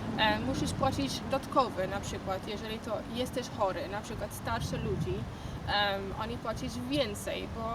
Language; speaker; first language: Polish; non-native, learner; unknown